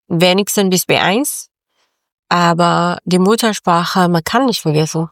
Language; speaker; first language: German; non-native, learner; Persian